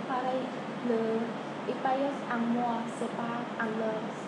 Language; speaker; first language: French; non-native, learner; Khmer